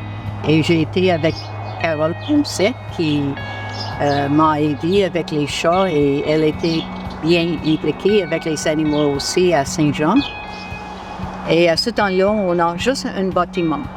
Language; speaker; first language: French; non-native, local second language; English